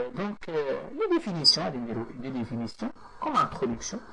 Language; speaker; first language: French; non-native, local second language; Arabic